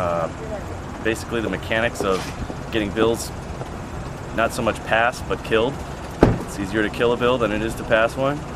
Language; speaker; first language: English; native; English